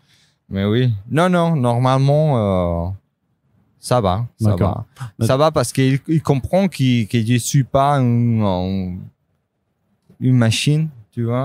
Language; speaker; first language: French; non-native, fluent; Spanish